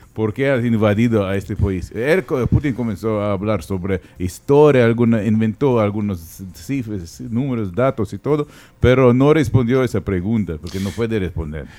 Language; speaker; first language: Spanish; non-native, fluent; Ukrainian